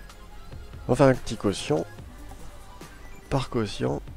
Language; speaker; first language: French; native; French